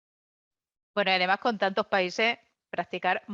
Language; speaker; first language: Spanish; native; Spanish